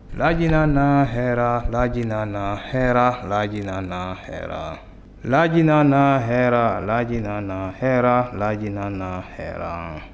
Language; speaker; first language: Italian; non-native, learner; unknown